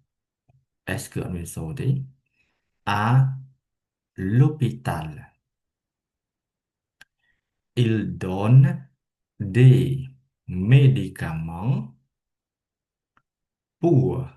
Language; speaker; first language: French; non-native, fluent; Khmer